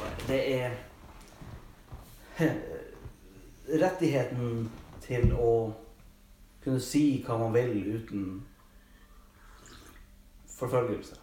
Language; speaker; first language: Norwegian; native; Norwegian